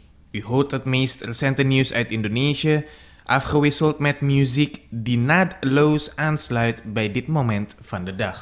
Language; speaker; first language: Dutch; non-native, fluent; Indonesian